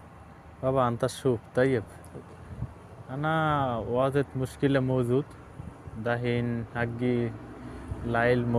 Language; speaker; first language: Arabic; non-native, learner; Bangla